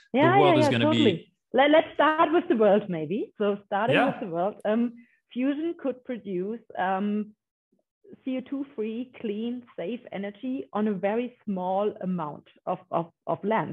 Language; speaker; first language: English; non-native, fluent; German